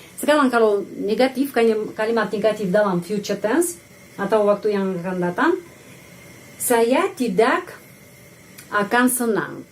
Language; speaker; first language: Indonesian; non-native, fluent; Russian